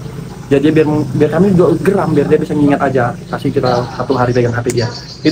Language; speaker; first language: Malay; native; Malay